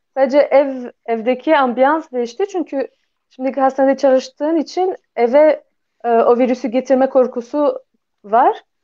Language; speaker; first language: Turkish; early bilingual, heritage; Turkish